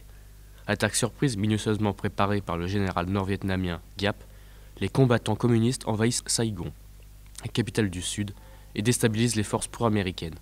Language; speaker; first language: French; native; French